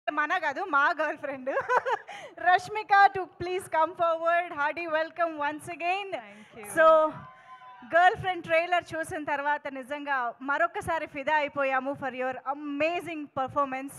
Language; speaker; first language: Telugu; native; Telugu